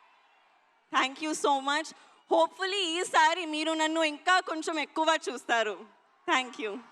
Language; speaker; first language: Telugu; non-native, learner; Hindi